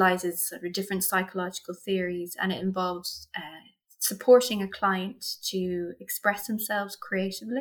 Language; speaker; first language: English; native; English